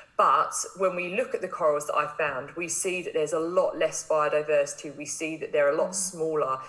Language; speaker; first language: English; native; English